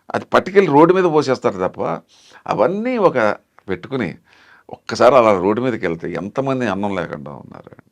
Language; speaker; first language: Telugu; native; Telugu